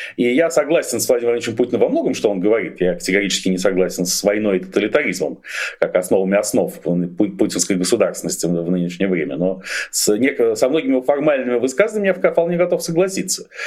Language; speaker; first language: Russian; native; Russian